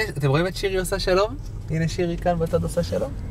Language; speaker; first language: Hebrew; native; Hebrew